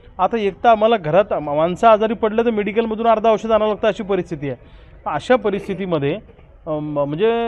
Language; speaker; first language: Marathi; native; Marathi